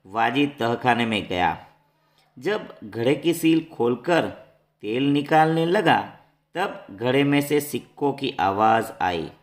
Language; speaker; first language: Hindi; non-native, local second language; Gujarati